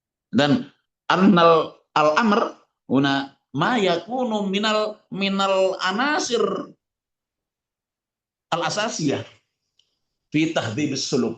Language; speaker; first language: Arabic; non-native, fluent; Indonesian